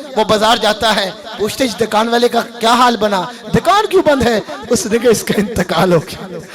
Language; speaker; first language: Urdu; non-native, local second language; Punjabi